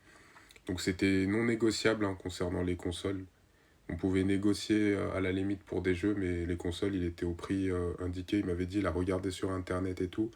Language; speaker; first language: French; native; French